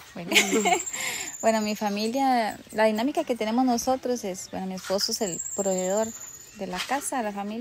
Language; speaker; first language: Spanish; native; Spanish